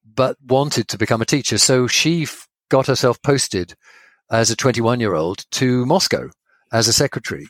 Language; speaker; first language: English; native; English